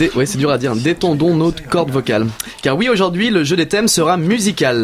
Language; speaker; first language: French; native; French